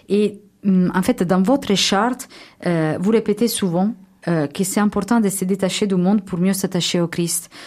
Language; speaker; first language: French; non-native, fluent; Italian